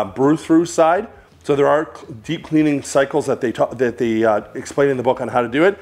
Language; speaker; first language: English; native; English